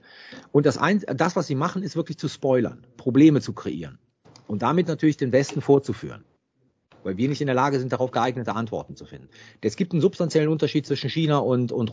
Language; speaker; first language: German; native; German